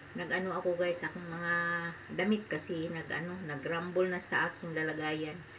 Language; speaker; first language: Filipino; non-native, local second language; Hiligaynon